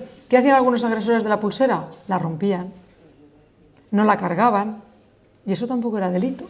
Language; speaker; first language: Spanish; native; Spanish